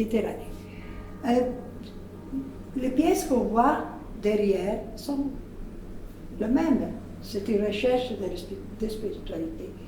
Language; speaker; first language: French; non-native, fluent; Italian